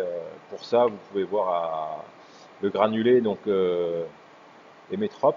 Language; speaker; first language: French; native; French